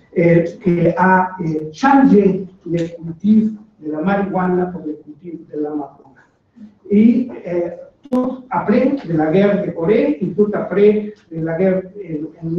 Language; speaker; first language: French; non-native, learner; Spanish